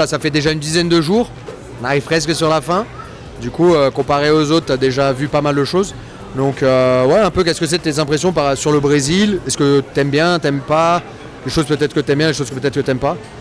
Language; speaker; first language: French; native; French